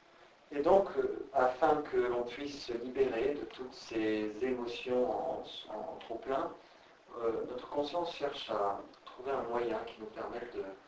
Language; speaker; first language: French; native; French